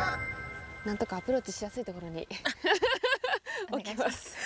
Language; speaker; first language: Japanese; native; Japanese